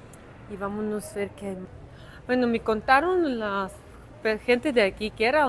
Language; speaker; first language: Spanish; non-native, fluent; Russian